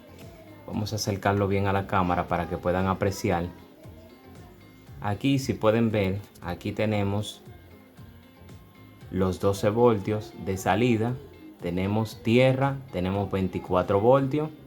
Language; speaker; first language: Spanish; native; Spanish